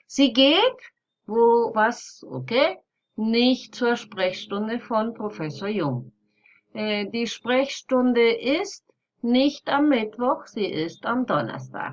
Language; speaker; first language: German; non-native, fluent; Spanish